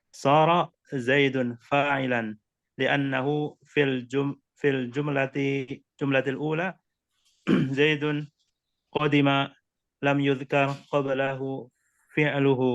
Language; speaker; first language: Arabic; non-native, learner; Indonesian